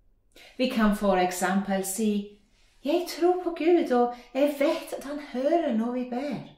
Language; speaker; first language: Norwegian; non-native, fluent; English